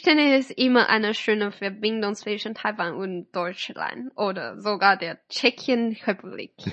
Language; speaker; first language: German; non-native, fluent; Chinese